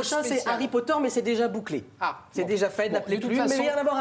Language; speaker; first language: French; native; French